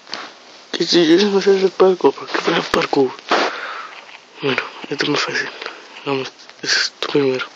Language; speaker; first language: Spanish; native; Spanish